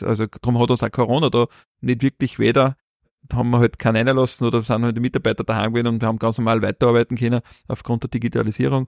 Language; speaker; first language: German; native; German